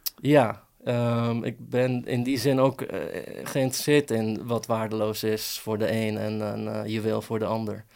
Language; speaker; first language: Dutch; early bilingual, other home language; Persian